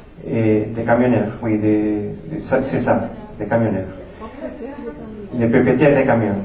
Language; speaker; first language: French; non-native, fluent; Spanish